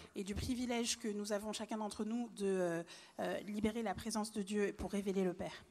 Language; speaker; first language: French; native; French